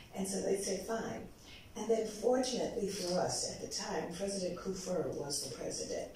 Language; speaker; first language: English; native; English